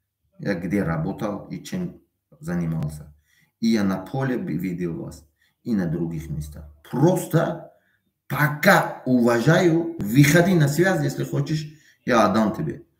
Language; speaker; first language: Russian; non-native, fluent; Tajik